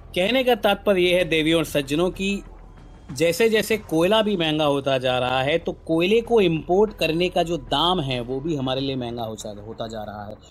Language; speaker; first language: Hindi; native; Hindi